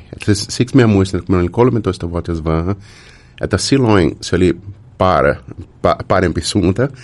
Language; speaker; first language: Finnish; non-native, fluent; Portuguese